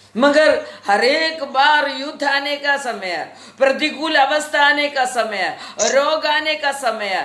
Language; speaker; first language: Hindi; non-native, local second language; Malayalam